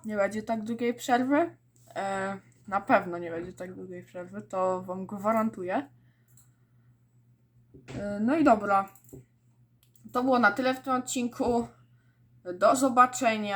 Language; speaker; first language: Polish; native; Polish